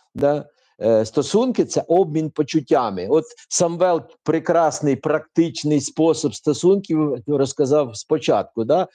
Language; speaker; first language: Ukrainian; non-native, local second language; Russian